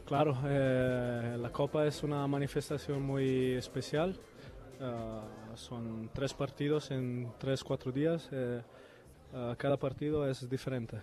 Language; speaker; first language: Spanish; non-native, learner; Italian